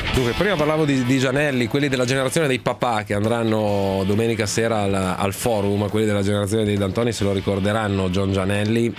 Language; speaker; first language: Italian; native; Italian